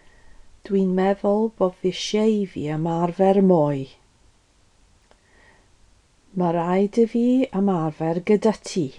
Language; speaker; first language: Welsh; non-native, learner; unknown